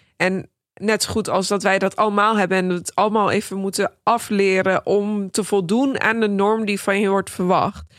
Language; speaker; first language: Dutch; early bilingual, other home language; Persian